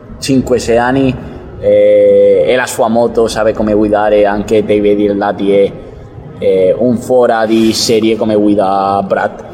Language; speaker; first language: Italian; non-native, learner; Spanish